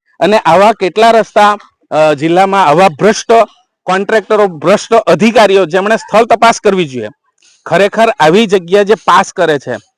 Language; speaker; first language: Gujarati; native; Gujarati